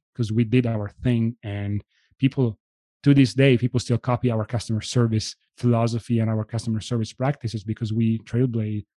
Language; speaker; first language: English; non-native, fluent; Italian